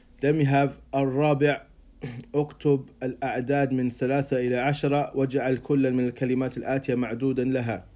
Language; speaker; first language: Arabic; non-native, fluent; English